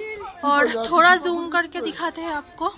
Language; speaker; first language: Hindi; non-native, local second language; Bangla